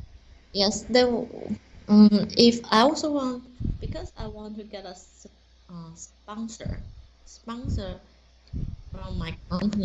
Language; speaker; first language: English; non-native, learner; Chinese